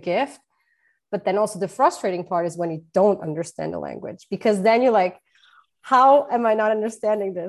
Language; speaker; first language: English; non-native, fluent; Portuguese